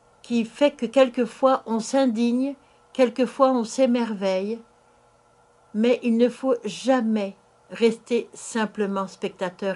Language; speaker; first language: French; native; French